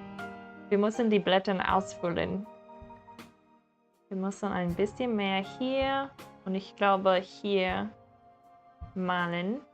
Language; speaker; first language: German; non-native, learner; English